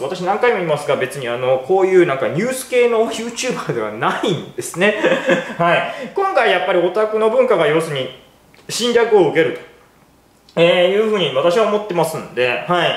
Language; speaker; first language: Japanese; native; Japanese